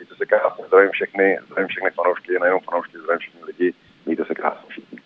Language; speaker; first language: Czech; native; Czech